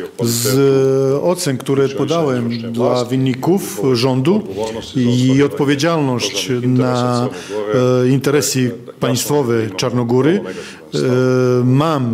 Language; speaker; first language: Polish; non-native, fluent; Serbian